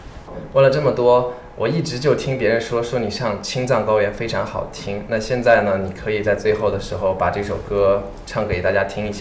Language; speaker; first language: Chinese; native; Chinese